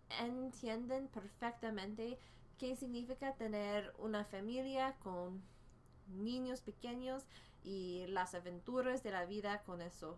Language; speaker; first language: Spanish; non-native, fluent; English